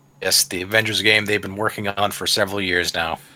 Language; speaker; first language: English; native; English